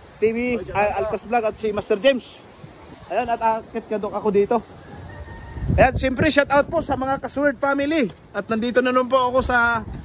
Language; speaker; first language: Filipino; native; Filipino